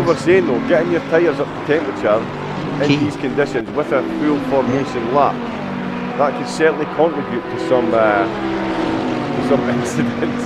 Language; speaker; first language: English; native; English